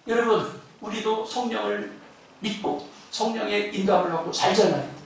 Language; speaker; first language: Korean; native; Korean